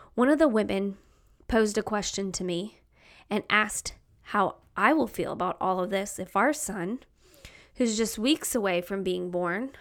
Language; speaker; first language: English; native; English